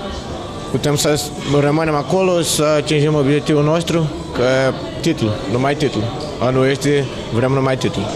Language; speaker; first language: Romanian; non-native, learner; Portuguese